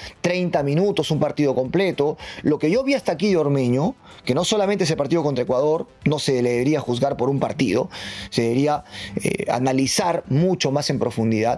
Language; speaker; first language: Spanish; native; Spanish